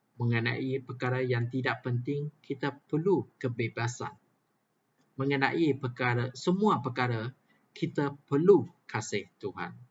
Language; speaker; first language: Malay; non-native, local second language; Chinese